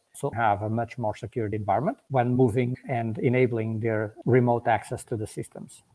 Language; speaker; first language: English; non-native, fluent; Portuguese